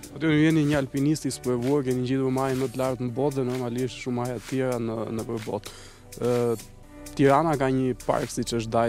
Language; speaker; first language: Albanian; native; Albanian